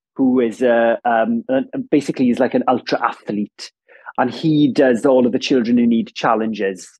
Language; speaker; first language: English; non-native, local second language; Welsh